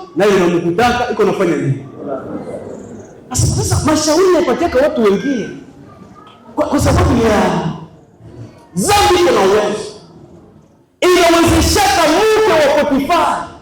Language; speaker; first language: Swahili; native; Swahili